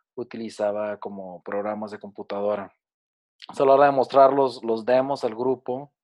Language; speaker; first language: Spanish; native; Spanish